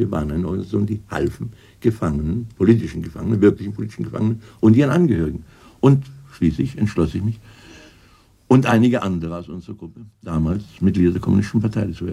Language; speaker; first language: German; native; German